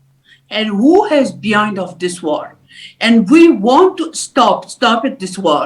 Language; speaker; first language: English; non-native, learner; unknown